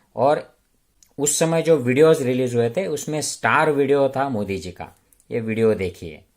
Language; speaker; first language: Hindi; non-native, local second language; Marathi